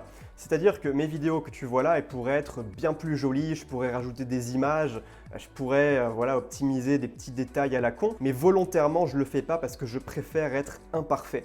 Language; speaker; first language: French; native; French